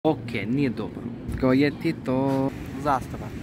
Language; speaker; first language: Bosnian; non-native, learner; English